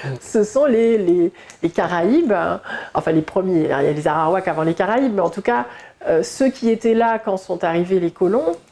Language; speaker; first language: French; native; French